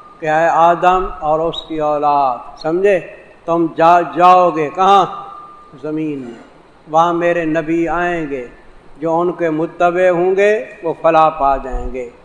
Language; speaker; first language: Urdu; non-native, local second language; Saraiki